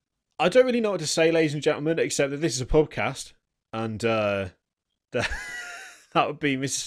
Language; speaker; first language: English; native; English